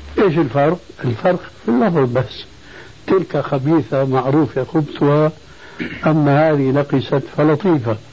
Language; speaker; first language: Arabic; early bilingual, other home language; Albanian